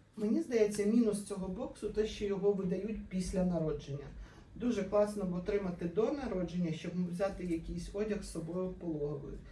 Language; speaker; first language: Ukrainian; non-native, local second language; Russian